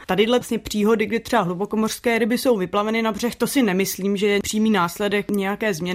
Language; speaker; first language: Czech; native; Czech